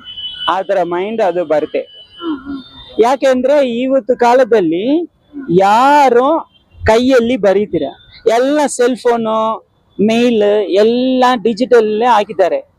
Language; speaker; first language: Kannada; non-native, local second language; Tamil